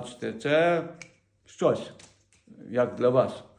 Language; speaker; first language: Polish; non-native, fluent; Ukrainian